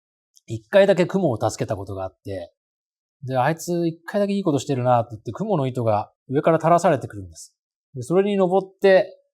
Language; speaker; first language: Japanese; native; Japanese